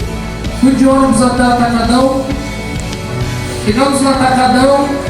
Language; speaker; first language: Portuguese; native; Portuguese